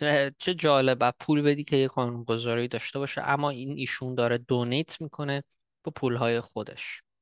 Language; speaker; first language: Persian; early bilingual, heritage; Persian